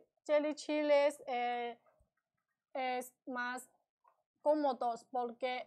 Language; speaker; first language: Spanish; non-native, learner; Chinese